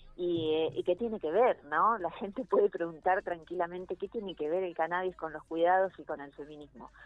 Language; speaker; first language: Spanish; native; Spanish